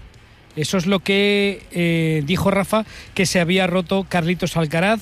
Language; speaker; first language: Spanish; native; Spanish